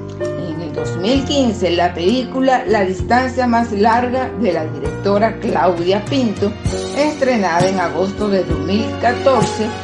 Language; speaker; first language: Spanish; native; Spanish